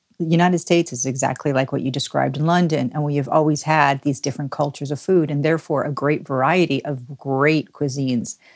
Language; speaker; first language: English; native; English